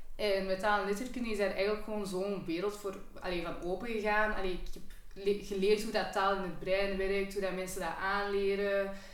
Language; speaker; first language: Dutch; native; Dutch